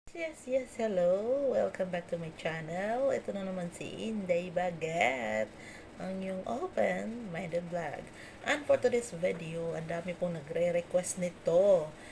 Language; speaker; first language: Filipino; non-native, local second language; Cebuano